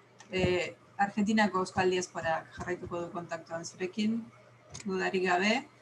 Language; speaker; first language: Basque; non-native, fluent; Spanish